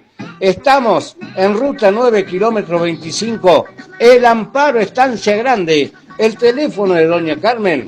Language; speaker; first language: Spanish; native; Spanish